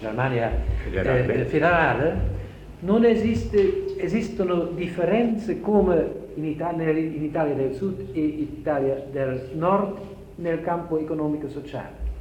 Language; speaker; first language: Italian; non-native, fluent; German